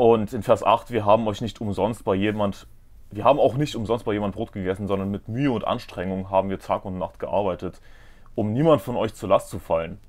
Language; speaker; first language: German; native; German